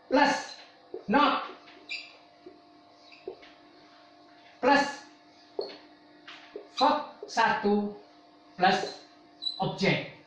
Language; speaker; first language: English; non-native, fluent; Indonesian